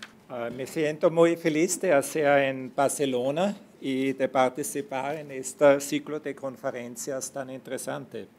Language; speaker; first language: Spanish; non-native, fluent; German